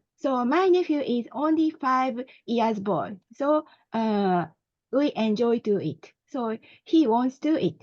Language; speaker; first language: English; non-native, learner; Japanese